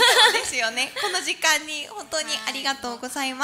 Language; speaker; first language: Japanese; native; Japanese